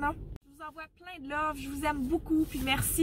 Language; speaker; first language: French; native; French